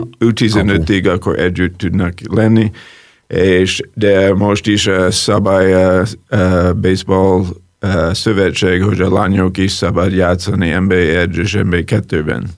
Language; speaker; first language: Hungarian; non-native, learner; English